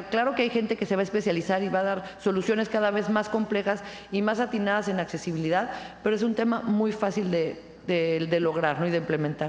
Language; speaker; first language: Spanish; native; Spanish